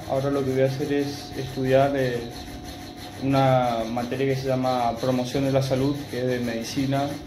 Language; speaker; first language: Spanish; native; Spanish